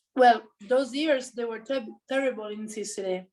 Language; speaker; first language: English; non-native, learner; Italian